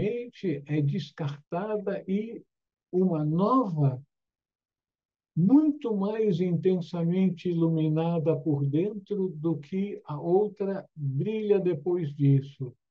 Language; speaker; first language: Portuguese; native; Portuguese